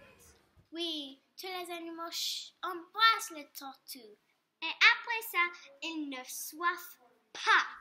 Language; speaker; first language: French; non-native, learner; English